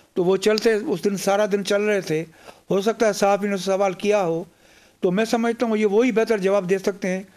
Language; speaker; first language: Urdu; non-native, local second language; Sindhi